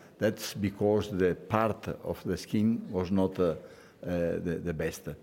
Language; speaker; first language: English; non-native, fluent; Italian